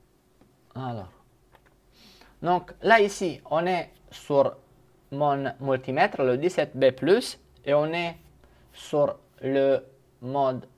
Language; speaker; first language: French; non-native, fluent; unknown